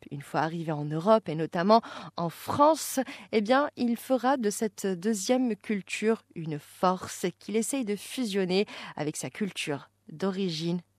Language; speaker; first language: French; non-native, local second language; Arabic